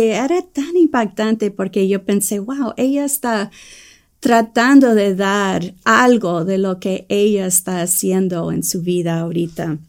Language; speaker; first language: Spanish; early bilingual, heritage; English